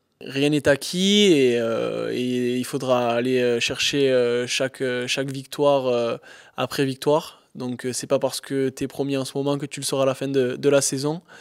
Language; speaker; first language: French; native; French